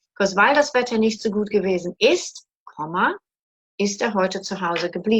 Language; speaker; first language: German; non-native, fluent; English